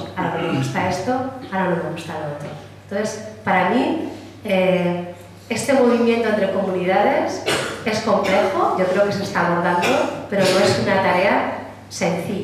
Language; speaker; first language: Spanish; native; Spanish